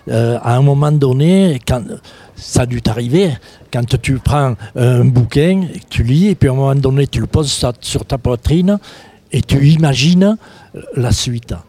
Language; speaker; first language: French; native; French